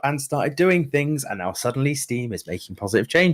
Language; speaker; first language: English; native; English